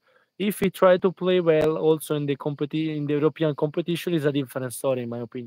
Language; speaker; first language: English; non-native, fluent; Italian